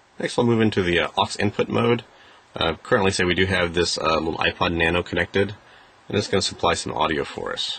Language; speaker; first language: English; native; English